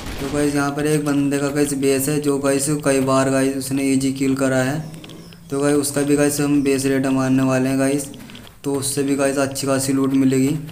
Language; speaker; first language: Hindi; native; Hindi